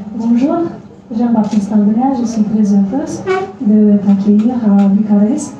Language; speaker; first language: French; non-native, fluent; Romanian